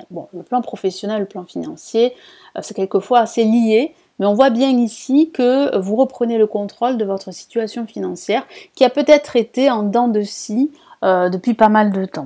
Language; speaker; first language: French; native; French